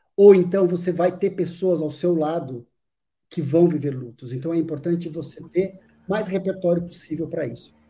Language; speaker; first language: Portuguese; native; Portuguese